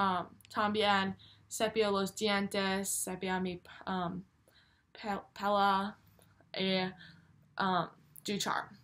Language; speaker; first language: Spanish; non-native, learner; English